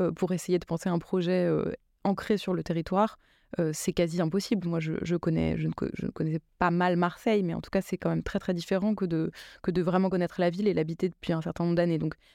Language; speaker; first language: French; native; French